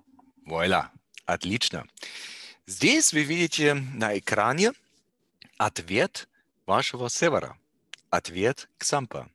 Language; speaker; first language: Russian; non-native, learner; German